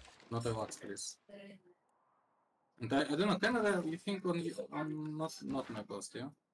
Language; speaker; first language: English; non-native, learner; Russian